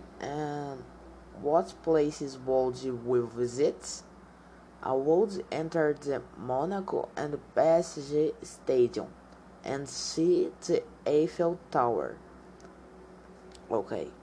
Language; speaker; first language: English; non-native, learner; Portuguese